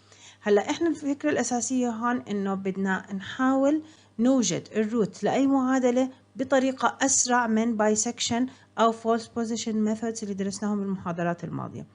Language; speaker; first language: Arabic; native; Arabic